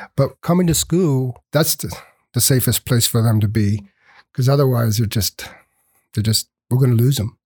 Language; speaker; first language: English; early bilingual, other home language; Spanish